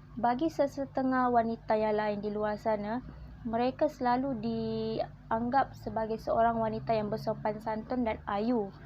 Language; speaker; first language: Malay; native; Malay